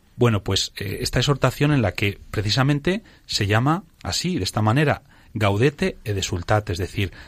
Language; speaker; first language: Spanish; native; Spanish